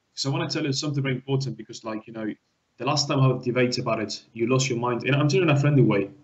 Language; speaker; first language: English; non-native, fluent; Russian